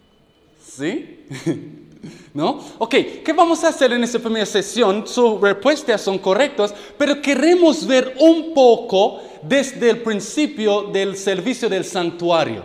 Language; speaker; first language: Spanish; non-native, fluent; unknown